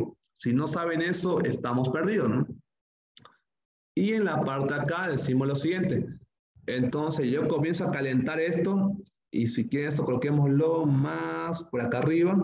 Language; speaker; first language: Spanish; native; Spanish